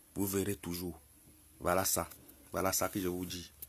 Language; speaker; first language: French; non-native, local second language; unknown